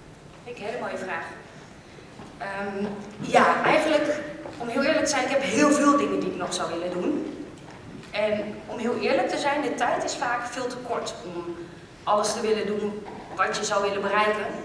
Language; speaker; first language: Dutch; native; Dutch